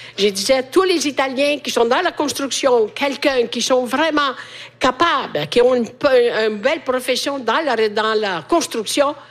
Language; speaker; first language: French; non-native, fluent; Italian